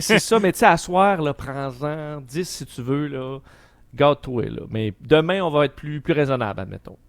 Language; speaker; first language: French; native; French